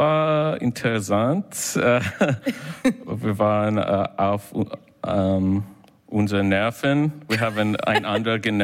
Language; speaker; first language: German; non-native, fluent; English